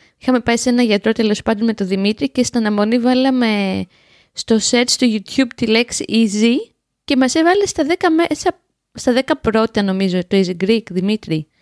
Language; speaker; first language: Greek; native; Greek